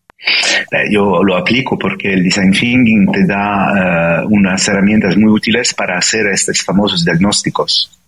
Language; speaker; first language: Spanish; non-native, fluent; French